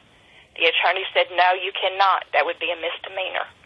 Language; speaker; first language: English; native; English